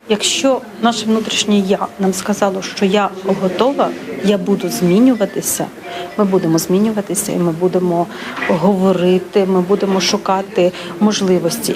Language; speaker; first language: Ukrainian; native; Ukrainian